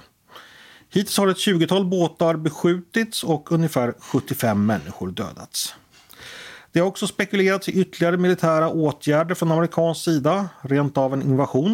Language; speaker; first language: Swedish; native; Swedish